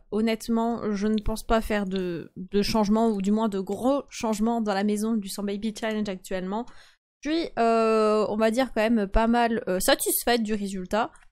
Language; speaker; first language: French; early bilingual, other home language; Polish